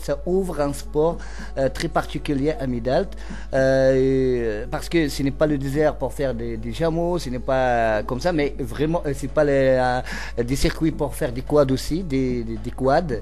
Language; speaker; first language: French; non-native, local second language; Central Atlas Tamazight